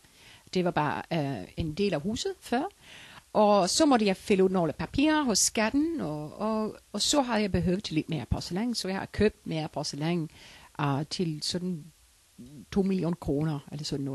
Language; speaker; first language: Danish; non-native, learner; Icelandic